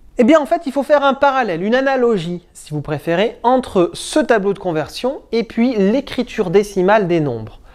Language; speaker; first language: French; native; French